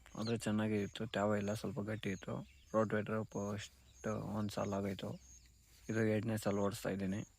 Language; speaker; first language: Kannada; non-native, local second language; Telugu